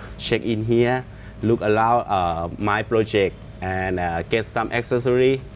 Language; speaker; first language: English; non-native, learner; Thai